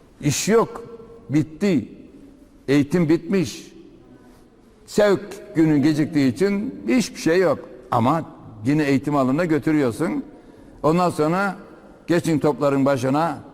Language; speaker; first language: Turkish; native; Turkish